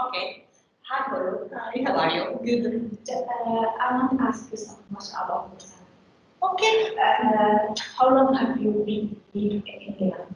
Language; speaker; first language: English; non-native, learner; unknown